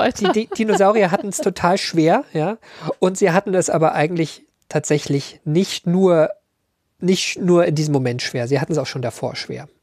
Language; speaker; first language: German; native; German